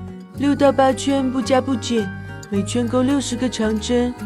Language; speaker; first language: Chinese; native; Chinese